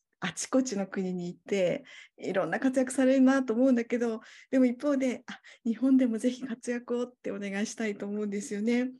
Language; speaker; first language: Japanese; native; Japanese